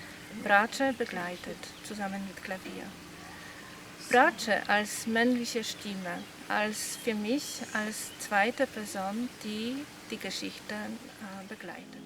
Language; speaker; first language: German; non-native, fluent; Polish